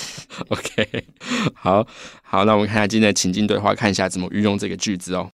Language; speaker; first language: Chinese; native; Chinese